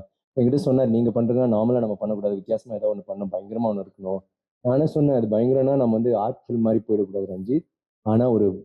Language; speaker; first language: Tamil; native; Tamil